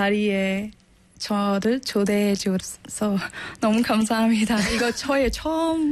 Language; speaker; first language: Korean; non-native, learner; Burmese